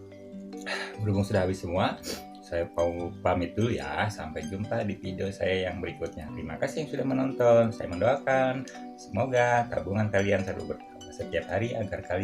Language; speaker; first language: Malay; non-native, local second language; Sundanese